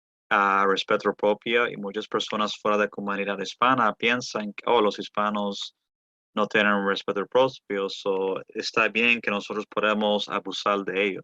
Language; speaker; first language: Spanish; early bilingual, heritage; Spanish